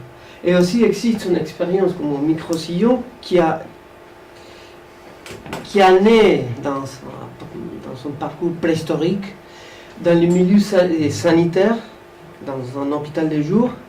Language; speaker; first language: French; non-native, fluent; Spanish